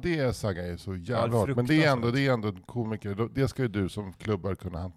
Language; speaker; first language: Swedish; native; Swedish